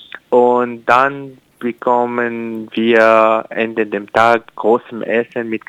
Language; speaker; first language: German; non-native, learner; Arabic